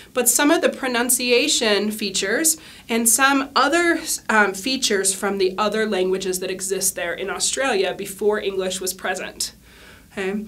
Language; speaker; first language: English; native; English